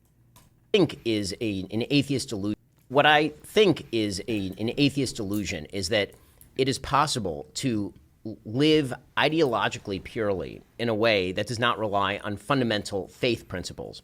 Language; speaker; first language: English; native; English